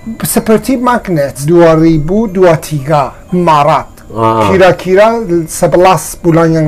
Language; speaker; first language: Indonesian; non-native, learner; Persian